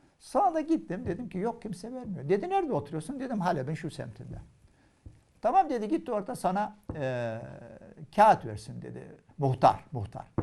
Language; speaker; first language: Turkish; non-native, fluent; Arabic